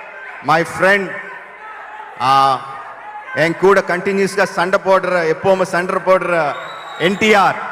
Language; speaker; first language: Tamil; non-native, local second language; Telugu